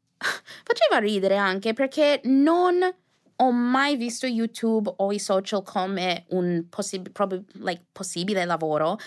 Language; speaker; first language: Italian; non-native, fluent; English